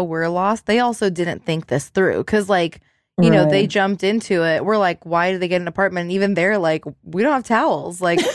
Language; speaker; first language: English; native; English